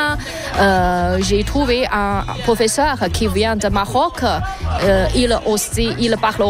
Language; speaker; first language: French; non-native, learner; Chinese